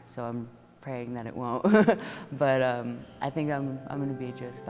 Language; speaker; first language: English; native; English